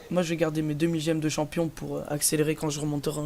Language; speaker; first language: French; native; French